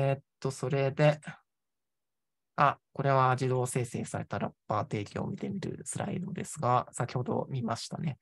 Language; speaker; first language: Japanese; native; Japanese